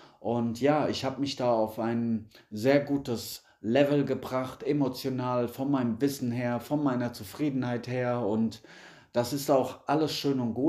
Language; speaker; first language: German; native; German